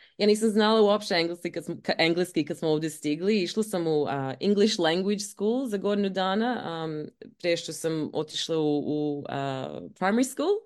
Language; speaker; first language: Serbian; early bilingual, other home language; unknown